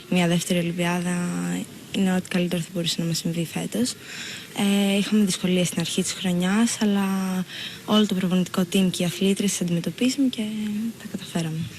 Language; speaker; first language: Greek; native; Greek